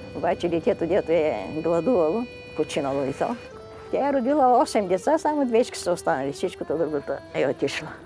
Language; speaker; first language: Bulgarian; native; Bulgarian